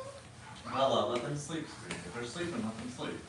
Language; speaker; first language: English; native; English